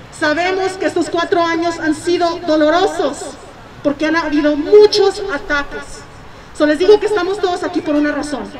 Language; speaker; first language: Spanish; early bilingual, heritage; Spanish